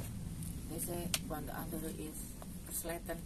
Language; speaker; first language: Dutch; non-native, learner; Indonesian